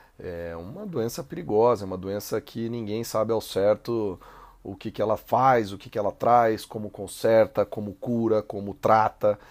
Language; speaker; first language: Portuguese; native; Portuguese